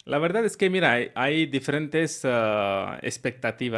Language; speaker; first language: Spanish; non-native, learner; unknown